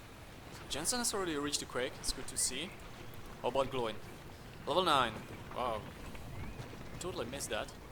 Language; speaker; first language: English; non-native, fluent; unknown